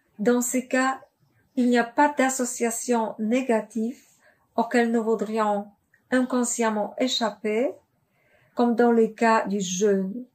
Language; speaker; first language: French; non-native, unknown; Polish